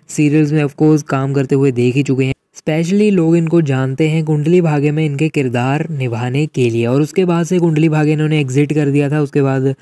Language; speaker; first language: Hindi; native; Hindi